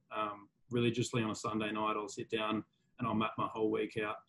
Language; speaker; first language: English; native; English